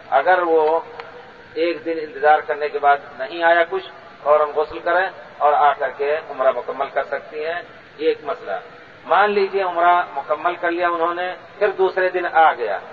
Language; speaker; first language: Urdu; native; Urdu